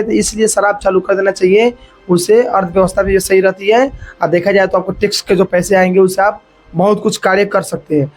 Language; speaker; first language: Hindi; native; Hindi